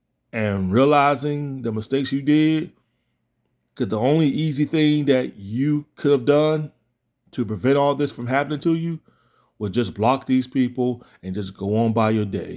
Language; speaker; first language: English; native; English